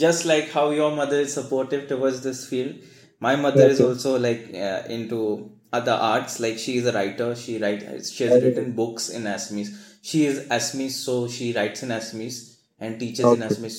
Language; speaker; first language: English; non-native, local second language; Assamese